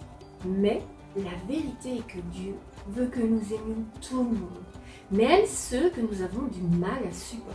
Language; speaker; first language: French; native; French